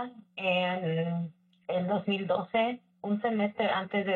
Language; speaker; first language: Spanish; native; Spanish